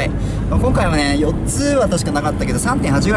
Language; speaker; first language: Japanese; native; Japanese